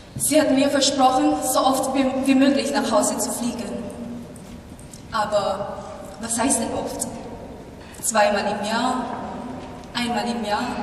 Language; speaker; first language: German; non-native, fluent; Filipino